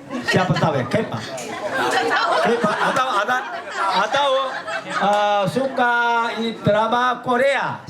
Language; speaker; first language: Indonesian; non-native, learner; Korean